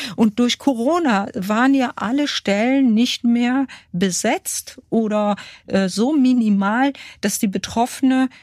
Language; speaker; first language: German; early bilingual, other home language; Kurdish